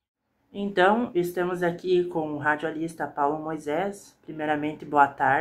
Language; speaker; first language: Portuguese; native; Portuguese